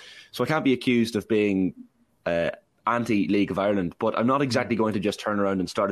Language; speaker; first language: English; native; English